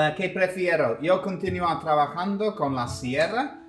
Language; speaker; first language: Spanish; non-native, learner; English